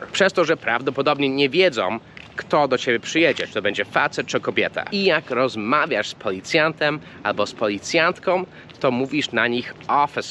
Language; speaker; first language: Polish; non-native, fluent; English